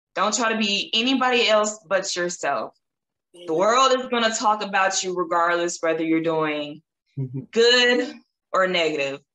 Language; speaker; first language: English; native; English